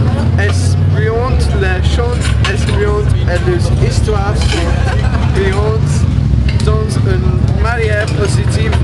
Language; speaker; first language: French; non-native, learner; English